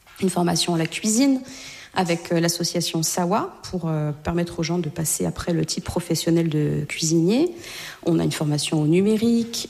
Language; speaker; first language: French; native; French